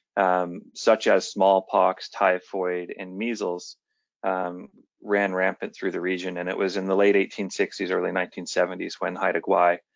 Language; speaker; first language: English; native; English